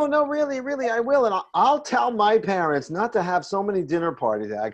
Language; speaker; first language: English; native; English